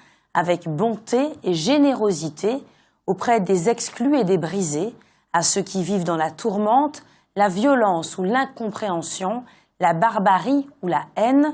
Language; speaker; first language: French; native; French